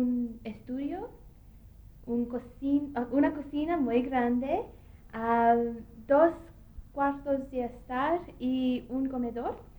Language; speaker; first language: Spanish; non-native, learner; English